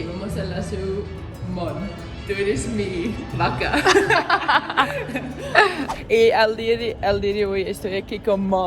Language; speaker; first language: Spanish; non-native, learner; English